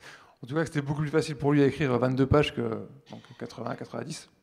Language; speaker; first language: French; native; French